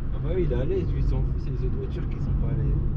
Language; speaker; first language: French; native; French